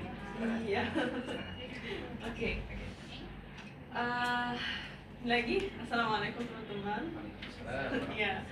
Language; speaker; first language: Indonesian; non-native, fluent; Arabic